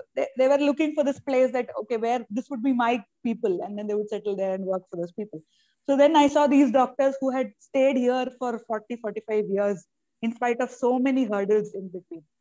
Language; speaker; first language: English; non-native, local second language; Malayalam